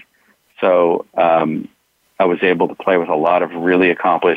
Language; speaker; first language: English; native; English